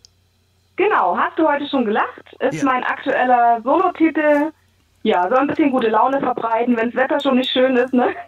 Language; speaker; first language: German; native; German